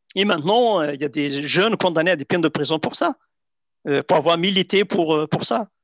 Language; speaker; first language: French; non-native, local second language; Central Atlas Tamazight